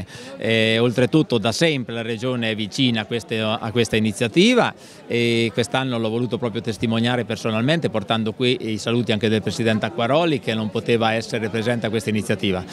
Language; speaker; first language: Italian; native; Italian